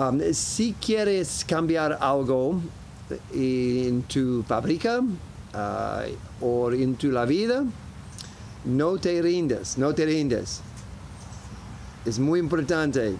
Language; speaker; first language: Spanish; non-native, learner; English